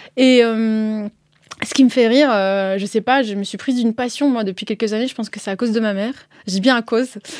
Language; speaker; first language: French; early bilingual, other home language; Arabic